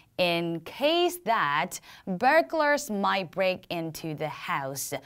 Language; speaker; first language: English; non-native, fluent; Chinese